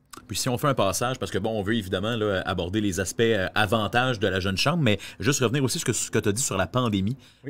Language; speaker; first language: French; native; French